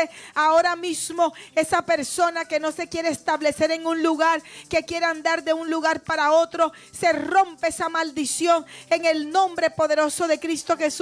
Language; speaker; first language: Spanish; native; Spanish